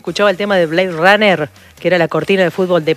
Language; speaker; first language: Spanish; native; Spanish